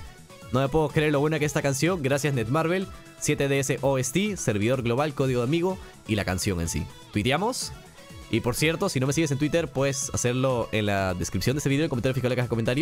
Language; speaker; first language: Spanish; native; Spanish